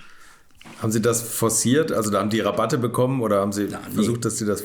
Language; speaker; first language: German; native; German